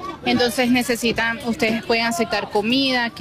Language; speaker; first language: Spanish; native; Spanish